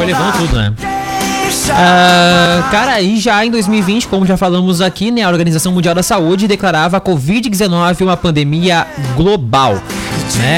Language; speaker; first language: Portuguese; native; Portuguese